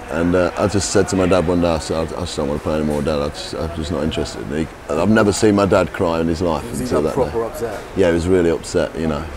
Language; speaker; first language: English; native; English